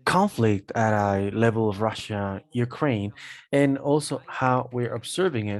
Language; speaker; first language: English; non-native, fluent; Spanish